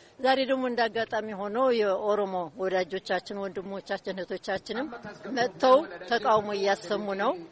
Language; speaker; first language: Amharic; non-native, local second language; Tigrinya